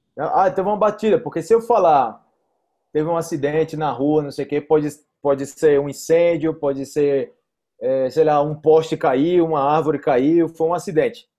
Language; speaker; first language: Portuguese; native; Portuguese